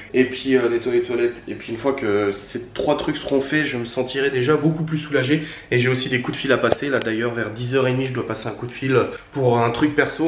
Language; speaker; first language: French; native; French